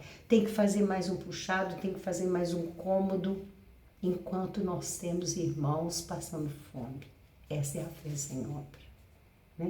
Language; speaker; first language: Portuguese; native; Portuguese